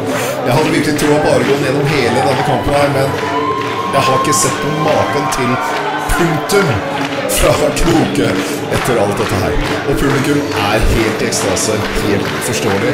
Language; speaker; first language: Norwegian; native; Norwegian